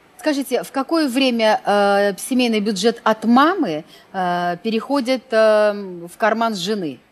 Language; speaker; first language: Russian; native; Russian